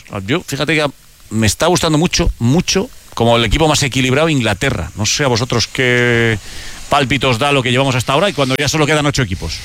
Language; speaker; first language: Spanish; native; Spanish